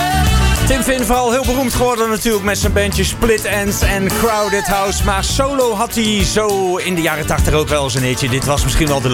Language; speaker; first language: Dutch; native; Dutch